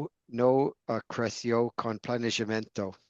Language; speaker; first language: Portuguese; non-native, fluent; English